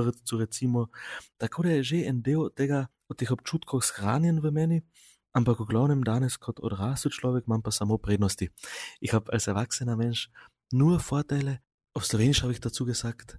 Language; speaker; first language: German; non-native, local second language; Slovenian